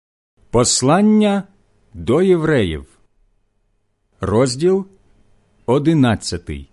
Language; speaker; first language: Ukrainian; native; Ukrainian